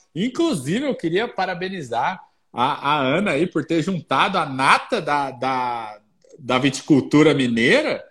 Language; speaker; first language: Portuguese; native; Portuguese